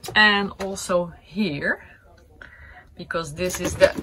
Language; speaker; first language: English; non-native, fluent; Dutch